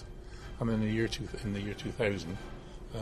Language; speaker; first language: English; native; English